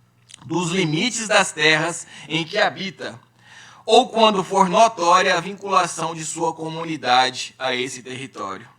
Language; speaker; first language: Portuguese; native; Portuguese